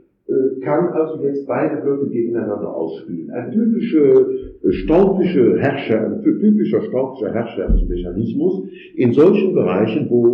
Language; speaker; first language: German; native; German